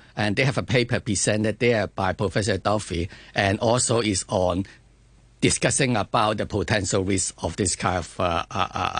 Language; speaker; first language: English; non-native, fluent; Chinese